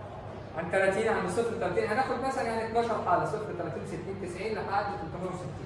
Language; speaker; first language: Arabic; native; Arabic